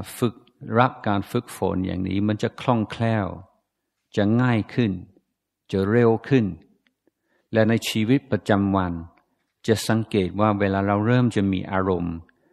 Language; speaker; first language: Thai; non-native, fluent; English